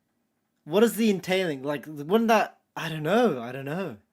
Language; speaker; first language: English; native; English